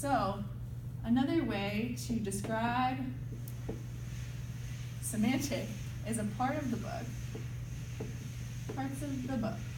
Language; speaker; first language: English; native; English